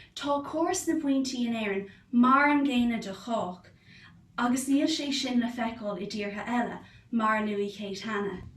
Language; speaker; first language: Irish; non-native, local second language; English